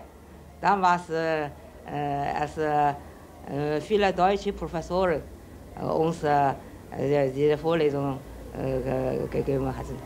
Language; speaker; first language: German; non-native, learner; Chinese